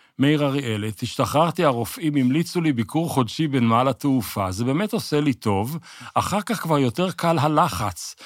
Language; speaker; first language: Hebrew; native; Hebrew